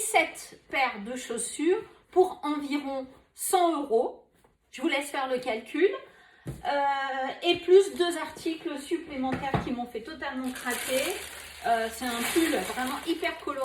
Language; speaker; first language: French; native; French